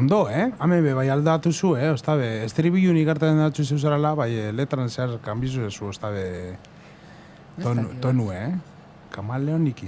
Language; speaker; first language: Basque; native; Basque